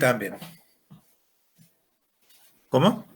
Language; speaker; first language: Spanish; native; Spanish